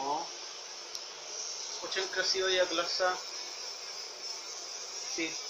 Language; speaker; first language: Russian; non-native, learner; Spanish